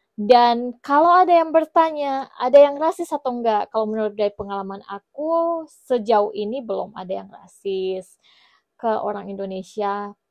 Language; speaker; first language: Indonesian; native; Indonesian